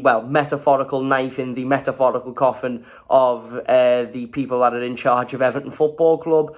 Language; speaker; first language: English; native; English